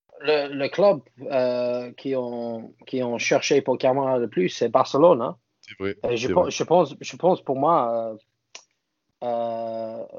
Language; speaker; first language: French; non-native, fluent; English